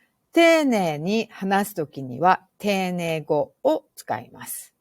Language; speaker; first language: Japanese; non-native, fluent; English